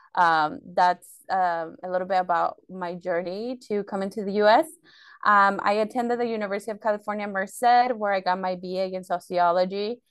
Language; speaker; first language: English; early bilingual, other home language; Spanish